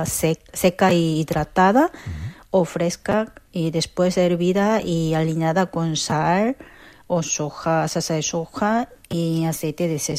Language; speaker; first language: Spanish; non-native, fluent; Korean